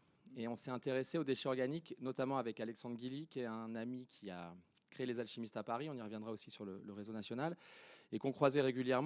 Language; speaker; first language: French; native; French